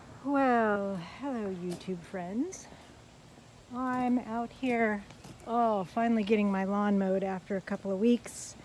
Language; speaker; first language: English; native; English